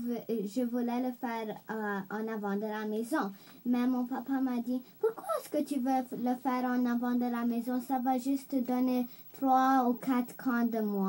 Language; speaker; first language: French; non-native, local second language; English